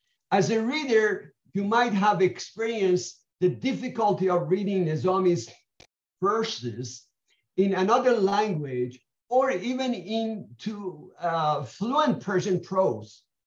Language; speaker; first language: English; non-native, fluent; Persian